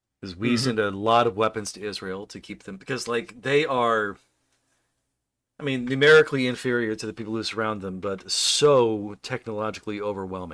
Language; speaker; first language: English; native; English